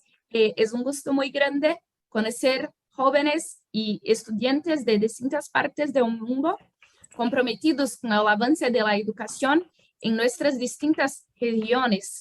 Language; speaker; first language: Spanish; non-native, fluent; Portuguese